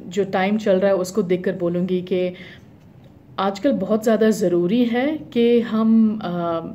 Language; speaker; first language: Hindi; native; Hindi